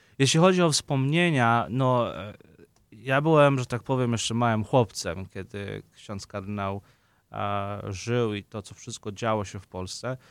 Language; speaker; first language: Polish; native; Polish